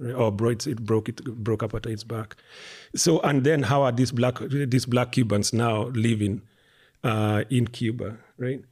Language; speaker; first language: English; non-native, local second language; Kikuyu